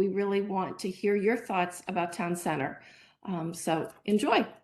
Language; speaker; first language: English; native; English